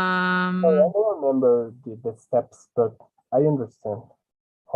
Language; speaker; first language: English; non-native, learner; Spanish